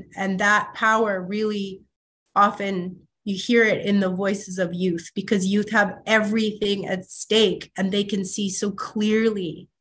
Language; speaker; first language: English; native; English